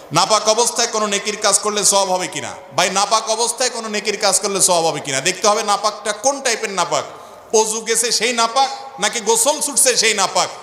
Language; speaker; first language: Bangla; native; Bangla